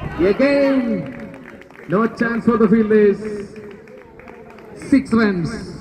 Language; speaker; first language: English; non-native, local second language; Malayalam